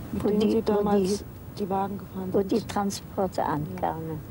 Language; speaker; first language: German; native; German